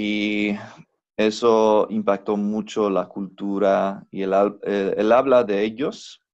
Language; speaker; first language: Spanish; non-native, fluent; English